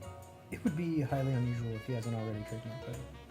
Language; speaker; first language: English; native; English